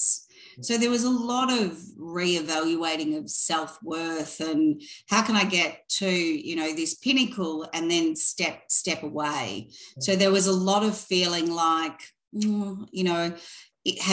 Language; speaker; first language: English; native; English